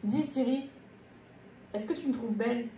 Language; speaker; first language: French; native; French